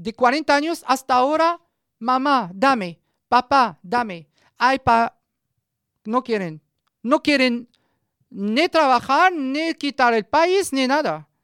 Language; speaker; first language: Spanish; non-native, learner; Arabic